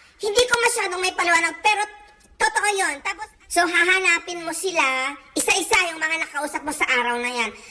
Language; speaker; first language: Filipino; non-native, local second language; Iloko